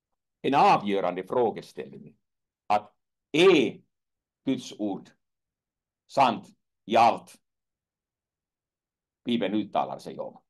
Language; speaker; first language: Swedish; non-native, fluent; Finnish